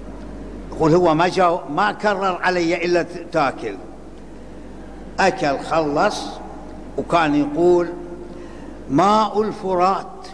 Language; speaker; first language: Arabic; native; Arabic